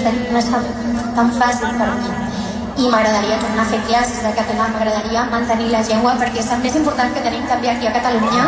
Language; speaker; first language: Catalan; non-native, local second language; Spanish